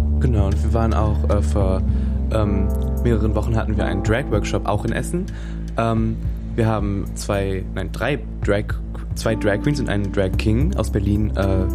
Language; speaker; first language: German; native; German